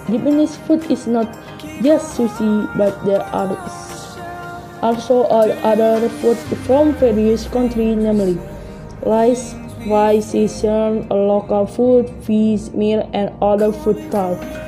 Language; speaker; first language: English; non-native, learner; Indonesian